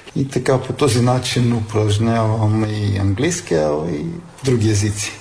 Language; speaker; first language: Bulgarian; early bilingual, heritage; Bulgarian